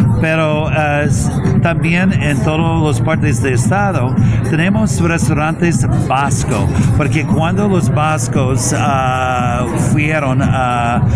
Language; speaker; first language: Spanish; non-native, learner; English